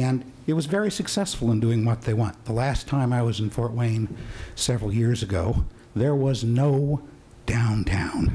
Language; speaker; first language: English; native; English